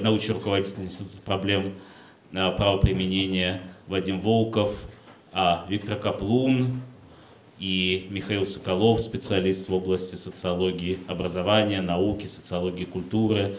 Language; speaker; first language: Russian; native; Russian